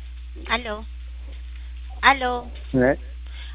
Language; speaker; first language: Spanish; native; Spanish